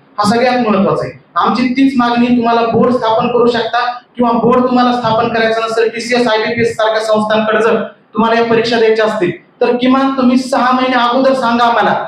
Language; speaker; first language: Marathi; native; Marathi